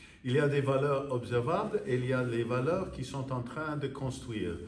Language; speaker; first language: French; non-native, fluent; English